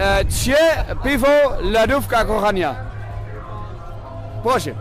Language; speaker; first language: Polish; non-native, learner; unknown